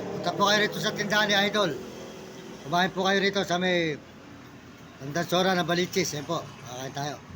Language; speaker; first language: Filipino; native; Filipino